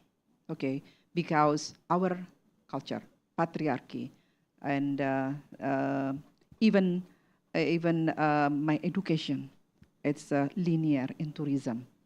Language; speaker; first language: English; non-native, learner; Indonesian